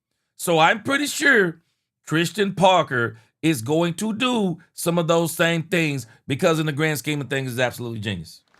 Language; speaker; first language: English; native; English